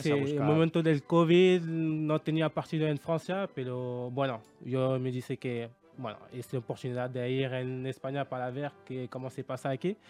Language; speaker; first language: Spanish; non-native, learner; French